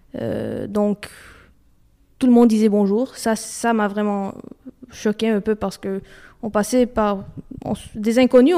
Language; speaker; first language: French; early bilingual, other home language; Romanian